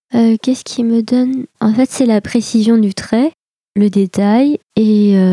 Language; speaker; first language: French; native; French